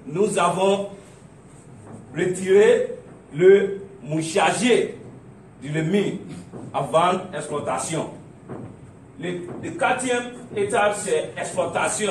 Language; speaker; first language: French; non-native, learner; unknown